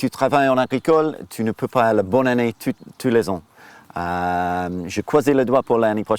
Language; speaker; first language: French; non-native, learner; English